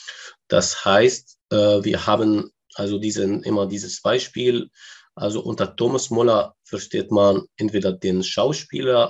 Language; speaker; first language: German; non-native, learner; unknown